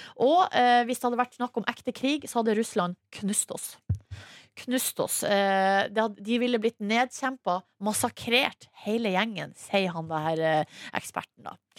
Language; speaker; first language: Norwegian; native; Norwegian